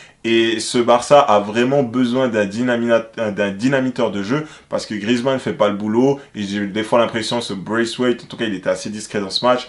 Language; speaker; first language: French; native; French